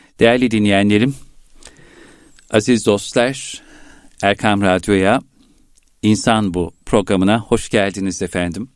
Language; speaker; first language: Turkish; native; Turkish